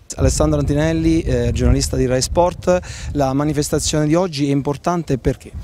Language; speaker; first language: Italian; native; Italian